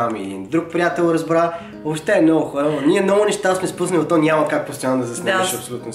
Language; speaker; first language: Bulgarian; native; Bulgarian